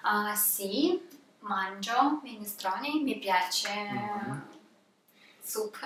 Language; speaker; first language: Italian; non-native, learner; Russian